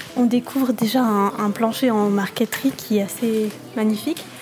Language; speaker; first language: French; native; French